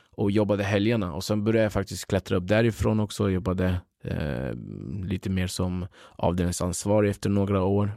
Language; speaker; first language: Swedish; early bilingual, other home language; Central Kurdish